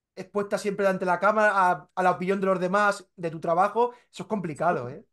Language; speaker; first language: Spanish; native; Spanish